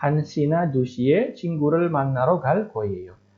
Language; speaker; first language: Korean; non-native, fluent; Indonesian